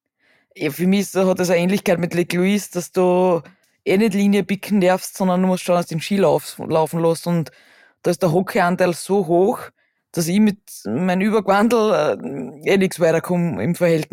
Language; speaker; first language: German; native; German